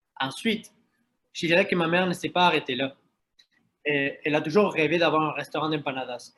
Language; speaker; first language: French; non-native, fluent; Spanish